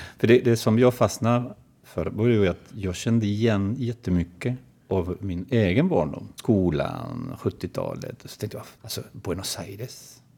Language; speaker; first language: Swedish; non-native, fluent; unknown